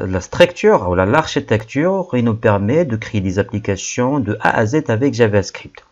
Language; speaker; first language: French; non-native, local second language; Arabic